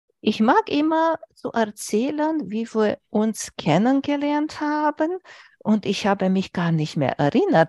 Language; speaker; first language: German; non-native, fluent; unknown